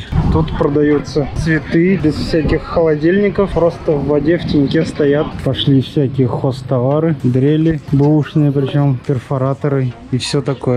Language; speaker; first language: Russian; native; Russian